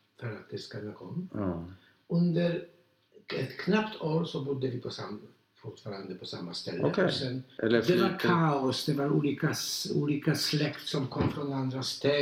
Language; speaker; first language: Swedish; non-native, fluent; Polish